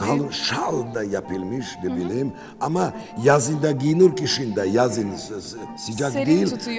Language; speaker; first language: Turkish; non-native, learner; Georgian